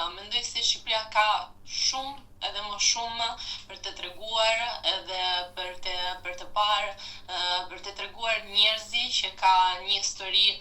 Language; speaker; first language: Albanian; non-native, fluent; Italian